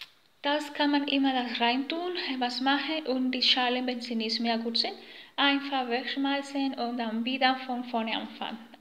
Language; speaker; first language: German; non-native, learner; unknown